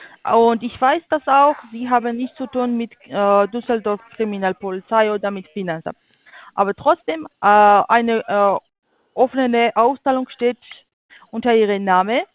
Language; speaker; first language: German; non-native, learner; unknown